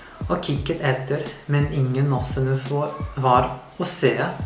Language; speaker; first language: Norwegian; non-native, learner; English